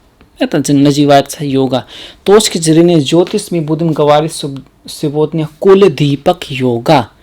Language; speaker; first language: Russian; non-native, learner; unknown